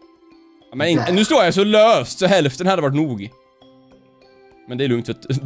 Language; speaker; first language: Swedish; native; Swedish